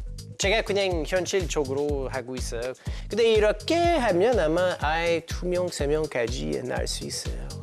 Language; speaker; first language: Korean; non-native, learner; English